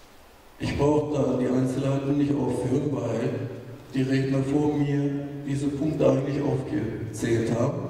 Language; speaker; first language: German; non-native, fluent; Turkish